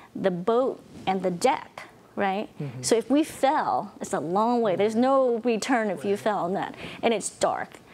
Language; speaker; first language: English; non-native, fluent; Vietnamese